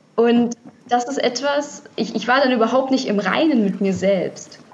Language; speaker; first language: German; early bilingual, other home language; Russian